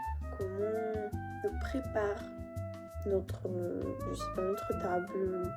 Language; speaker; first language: French; non-native, fluent; Russian